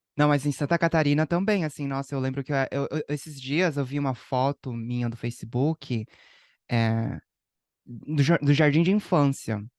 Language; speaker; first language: Portuguese; native; Portuguese